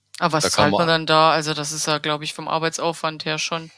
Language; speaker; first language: German; native; German